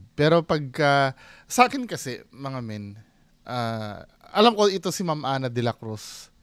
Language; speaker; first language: Filipino; native; Filipino